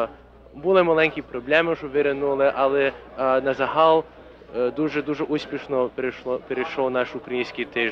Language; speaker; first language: Ukrainian; early bilingual, heritage; Ukrainian